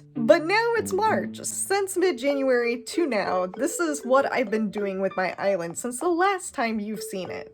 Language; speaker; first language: English; native; English